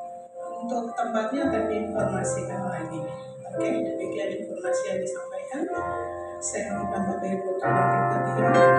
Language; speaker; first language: Indonesian; native; Indonesian